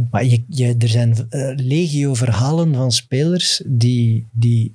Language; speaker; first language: Dutch; native; Dutch